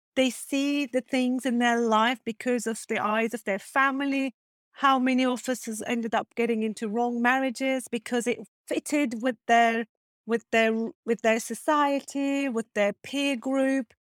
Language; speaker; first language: English; non-native, fluent; Turkish